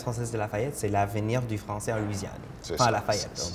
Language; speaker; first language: French; non-native, local second language; English